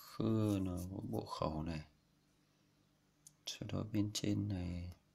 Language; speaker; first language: Chinese; non-native, fluent; Vietnamese